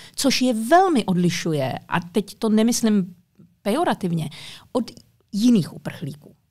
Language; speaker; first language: Czech; native; Czech